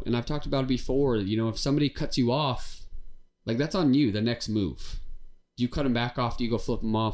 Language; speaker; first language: English; native; English